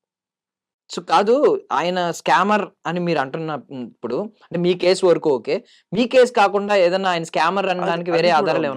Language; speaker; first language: Telugu; native; Telugu